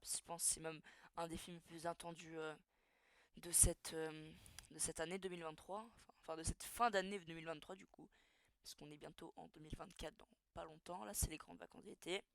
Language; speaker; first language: French; native; French